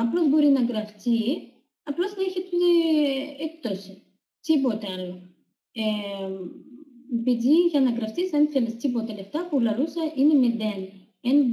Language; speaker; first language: Greek; non-native, fluent; Russian